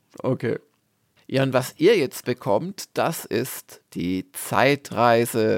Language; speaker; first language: German; native; German